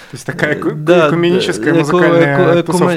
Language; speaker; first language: Russian; native; Russian